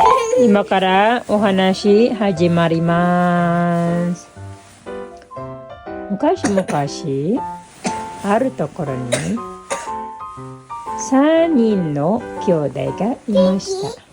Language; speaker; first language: Japanese; non-native, learner; Filipino